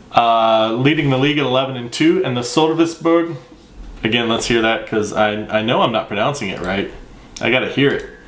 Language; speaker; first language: English; native; English